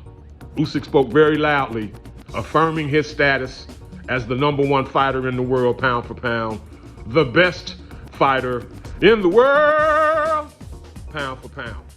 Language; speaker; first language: English; native; English